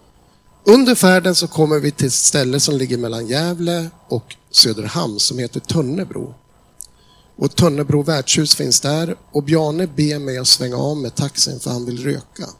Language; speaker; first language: Swedish; native; Swedish